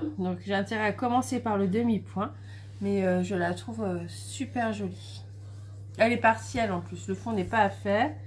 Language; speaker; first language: French; native; French